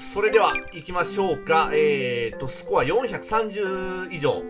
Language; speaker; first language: Japanese; native; Japanese